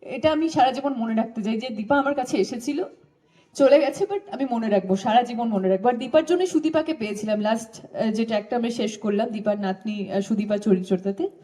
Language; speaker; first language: Bangla; native; Bangla